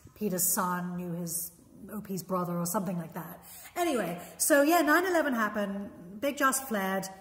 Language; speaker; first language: English; native; English